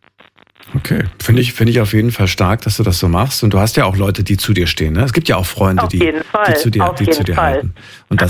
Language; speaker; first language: German; native; German